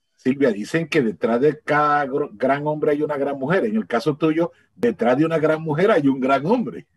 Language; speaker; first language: Spanish; native; Spanish